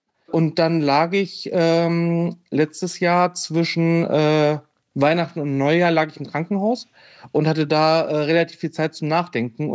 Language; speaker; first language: German; native; German